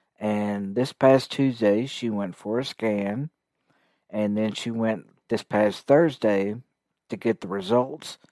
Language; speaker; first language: English; native; English